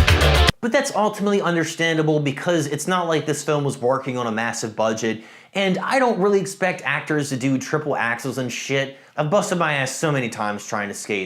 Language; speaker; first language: English; native; English